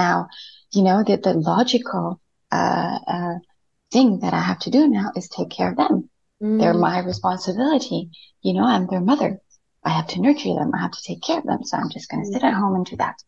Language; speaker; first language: English; non-native, fluent; Spanish